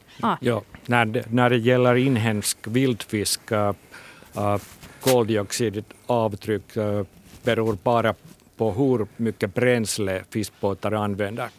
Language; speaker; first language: Swedish; non-native, local second language; Finnish